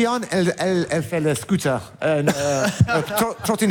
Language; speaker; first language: French; non-native, learner; English